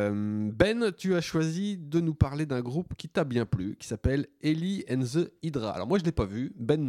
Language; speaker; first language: French; native; French